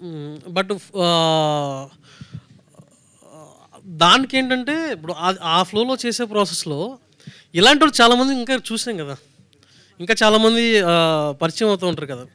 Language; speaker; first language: Telugu; native; Telugu